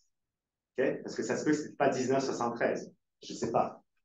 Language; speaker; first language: French; native; French